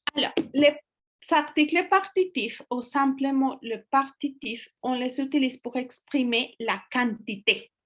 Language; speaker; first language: French; non-native, fluent; Spanish